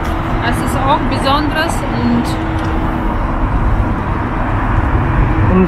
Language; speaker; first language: German; non-native, learner; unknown